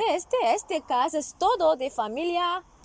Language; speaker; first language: Spanish; non-native, learner; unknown